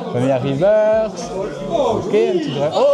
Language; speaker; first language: French; native; French